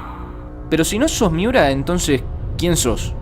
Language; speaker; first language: Spanish; native; Spanish